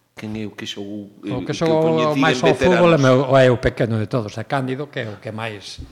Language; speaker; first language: Galician; native; Galician